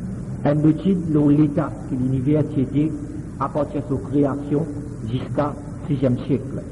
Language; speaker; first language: French; non-native, local second language; Morisyen